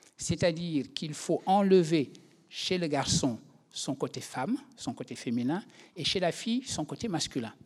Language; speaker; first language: French; non-native, local second language; Wolof